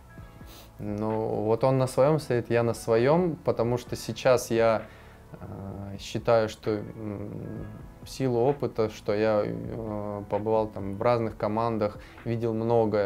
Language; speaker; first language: Russian; native; Russian